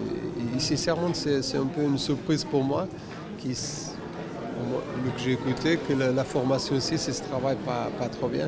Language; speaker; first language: French; non-native, fluent; Portuguese